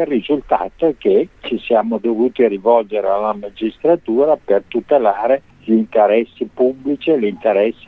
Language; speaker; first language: Italian; native; Italian